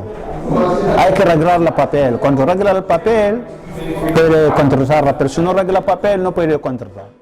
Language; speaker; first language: Spanish; non-native, learner; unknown